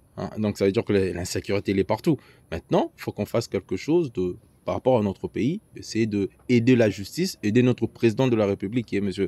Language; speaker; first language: French; early bilingual, other home language; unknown